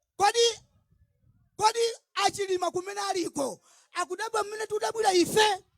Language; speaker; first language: Nyanja; non-native, local second language; Tumbuka